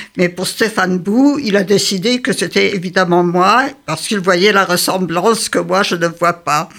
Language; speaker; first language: French; early bilingual, other home language; Yiddish